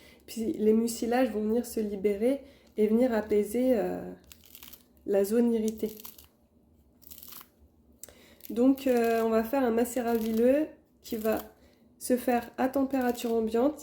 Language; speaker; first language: French; native; French